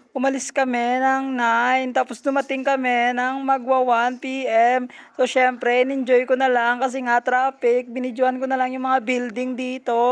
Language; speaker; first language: Filipino; non-native, local second language; Hiligaynon